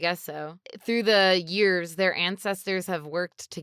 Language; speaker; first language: English; native; English